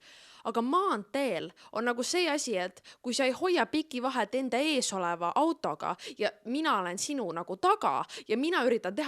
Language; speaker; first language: Estonian; native; Estonian